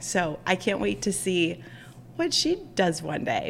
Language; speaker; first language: English; native; English